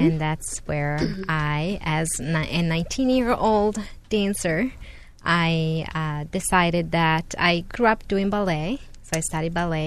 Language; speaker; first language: English; non-native, fluent; Italian